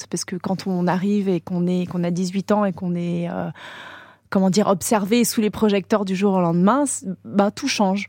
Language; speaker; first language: French; native; French